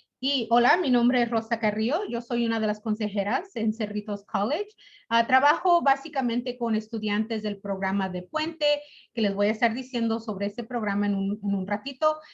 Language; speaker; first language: Spanish; early bilingual, other home language; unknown